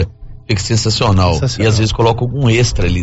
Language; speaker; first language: Portuguese; native; Portuguese